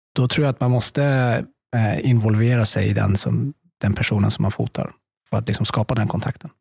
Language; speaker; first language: Swedish; early bilingual, other home language; Persian